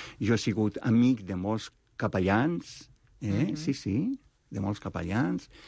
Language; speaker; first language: Catalan; non-native, fluent; Spanish